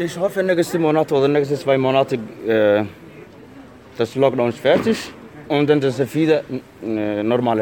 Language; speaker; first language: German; non-native, learner; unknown